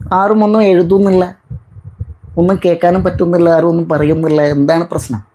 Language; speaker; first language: Malayalam; non-native, learner; Bangla